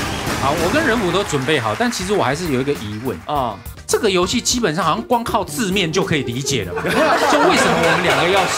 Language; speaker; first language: Chinese; native; Chinese